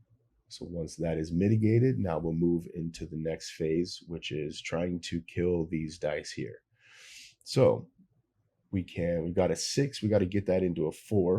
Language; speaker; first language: English; native; English